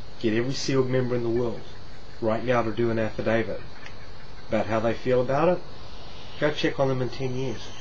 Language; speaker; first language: English; native; English